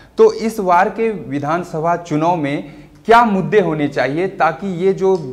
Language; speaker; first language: Hindi; native; Hindi